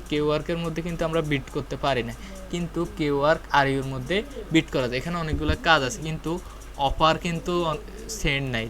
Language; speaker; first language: Bangla; native; Bangla